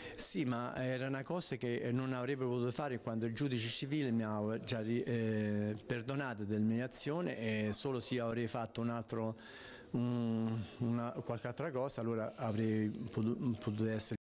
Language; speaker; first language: Italian; native; Italian